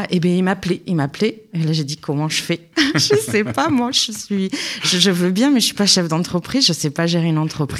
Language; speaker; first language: French; native; French